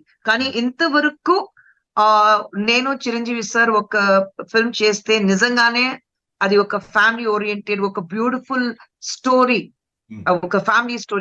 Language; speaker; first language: Telugu; non-native, local second language; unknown